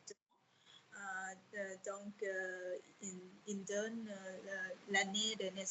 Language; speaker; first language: French; non-native, fluent; Vietnamese